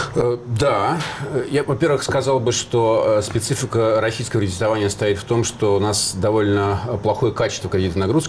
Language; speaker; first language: Russian; native; Russian